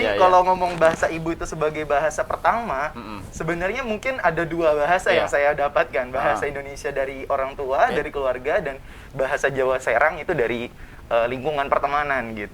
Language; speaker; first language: Indonesian; non-native, local second language; Javanese